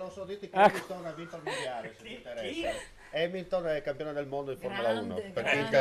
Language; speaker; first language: Italian; native; Italian